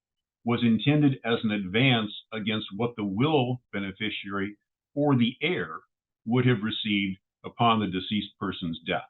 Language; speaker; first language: English; native; English